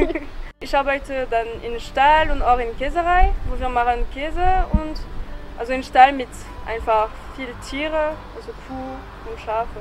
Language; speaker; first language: German; non-native, learner; French